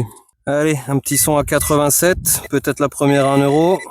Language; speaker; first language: French; native; French